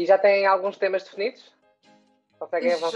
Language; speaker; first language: Portuguese; native; Portuguese